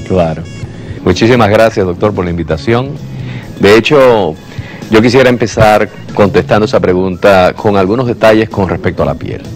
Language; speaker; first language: Spanish; native; Spanish